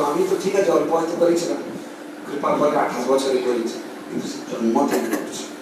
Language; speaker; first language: Bangla; non-native, local second language; Hindi